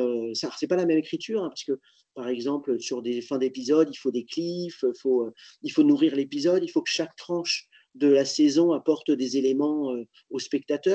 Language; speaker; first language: French; native; French